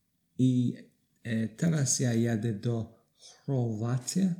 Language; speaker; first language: Polish; non-native, learner; English